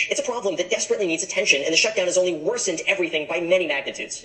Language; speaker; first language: English; native; English